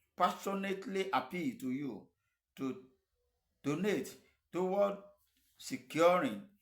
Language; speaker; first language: English; non-native, local second language; Yoruba